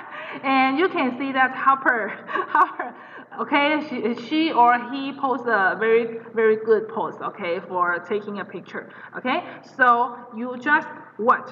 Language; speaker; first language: English; non-native, fluent; Chinese